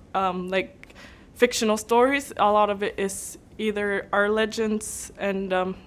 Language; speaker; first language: English; native; English